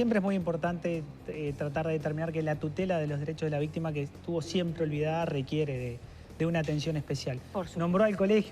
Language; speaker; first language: Spanish; native; Spanish